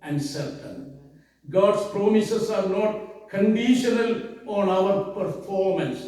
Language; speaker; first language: English; non-native, local second language; Malayalam